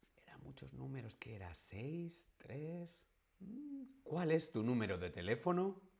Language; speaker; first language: Spanish; native; Spanish